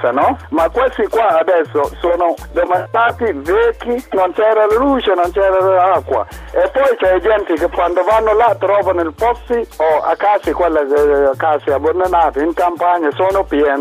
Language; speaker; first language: Italian; non-native, learner; Arabic